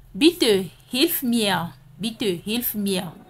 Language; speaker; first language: German; non-native, fluent; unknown